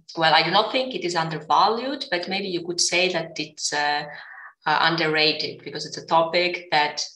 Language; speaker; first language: English; non-native, fluent; Greek